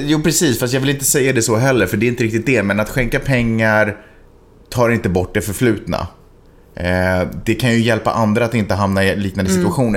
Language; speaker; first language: Swedish; native; Swedish